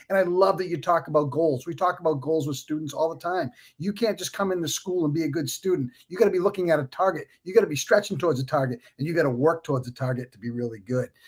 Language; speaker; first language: English; native; English